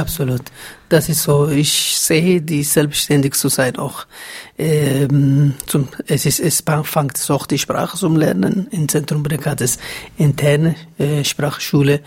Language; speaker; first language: German; non-native, fluent; Somali